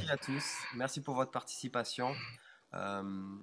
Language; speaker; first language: French; native; French